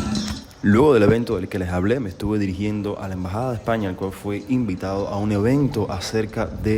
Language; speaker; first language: Spanish; native; Spanish